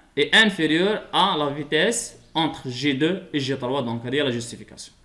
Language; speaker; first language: French; non-native, local second language; Arabic